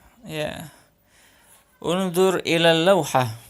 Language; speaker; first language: Arabic; non-native, fluent; Indonesian